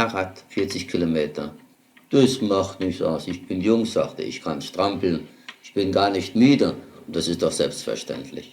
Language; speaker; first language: German; native; German